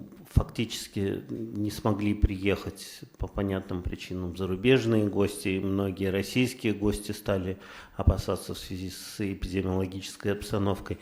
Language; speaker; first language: Russian; native; Russian